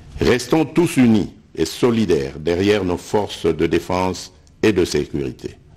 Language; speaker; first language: French; non-native, local second language; Luba-Lulua